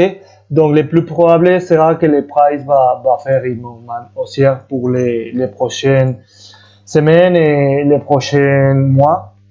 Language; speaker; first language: French; non-native, fluent; Spanish